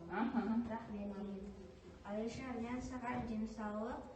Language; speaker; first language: Kazakh; non-native, local second language; Russian